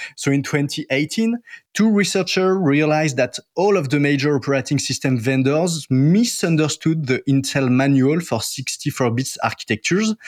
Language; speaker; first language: English; non-native, fluent; French